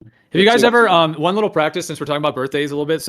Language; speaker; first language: English; native; English